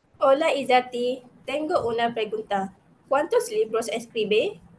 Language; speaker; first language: Spanish; non-native, learner; Malay